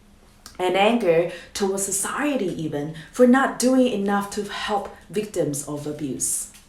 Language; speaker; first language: English; non-native, fluent; Chinese